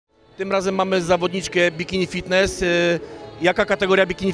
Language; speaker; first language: Polish; native; Polish